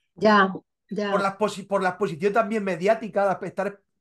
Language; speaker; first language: Spanish; native; Spanish